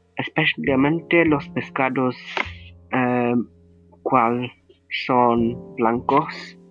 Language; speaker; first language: Spanish; non-native, learner; English